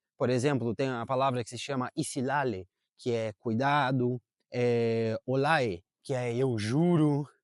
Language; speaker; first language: Portuguese; native; Portuguese